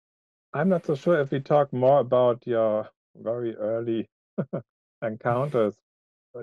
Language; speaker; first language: English; non-native, fluent; German